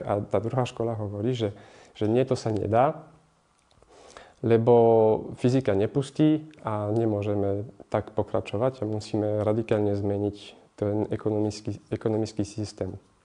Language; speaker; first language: Slovak; non-native, fluent; French